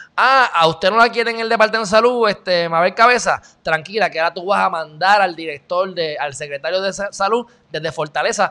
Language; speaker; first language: Spanish; native; Spanish